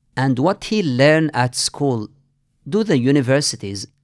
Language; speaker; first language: English; non-native, fluent; Arabic